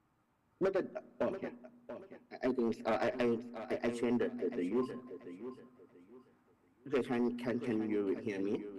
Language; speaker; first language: English; non-native, learner; Thai